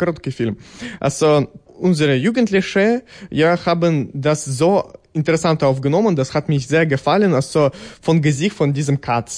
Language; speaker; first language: German; non-native, learner; Ukrainian